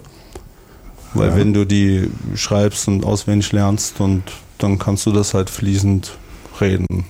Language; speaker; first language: German; native; German